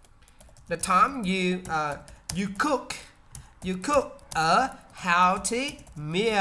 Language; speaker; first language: English; non-native, learner; Vietnamese